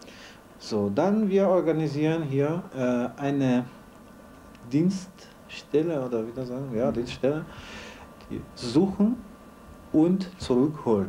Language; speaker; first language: German; non-native, learner; Ukrainian